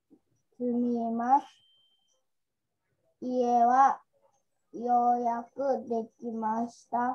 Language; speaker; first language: Japanese; non-native, learner; Vietnamese